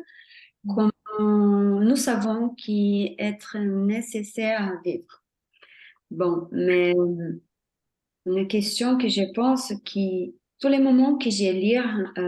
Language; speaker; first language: French; non-native, fluent; Portuguese